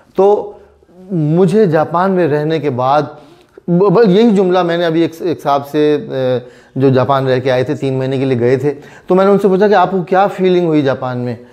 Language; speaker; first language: Urdu; native; Urdu